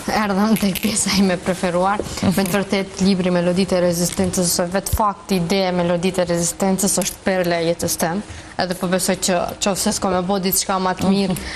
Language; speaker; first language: Albanian; non-native, local second language; Romany